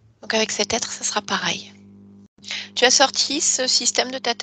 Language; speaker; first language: French; native; French